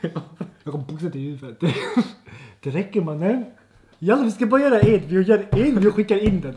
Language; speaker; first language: Swedish; native; Swedish